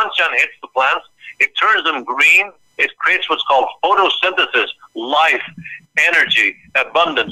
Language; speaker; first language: English; native; English